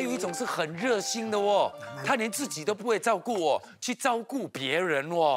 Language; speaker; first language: Chinese; native; Chinese